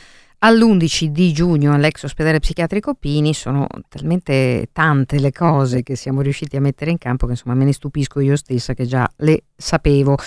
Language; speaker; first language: Italian; native; Italian